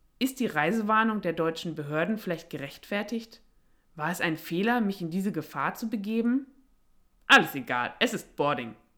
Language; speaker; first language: German; native; German